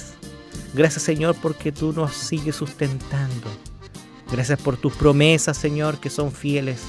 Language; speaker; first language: Spanish; native; Spanish